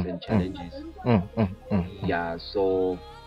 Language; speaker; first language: English; non-native, local second language; Northern Sotho